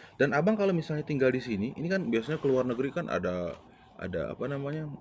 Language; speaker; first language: Indonesian; native; Indonesian